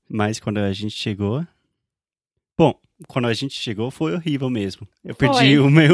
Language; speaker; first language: Portuguese; non-native, fluent; English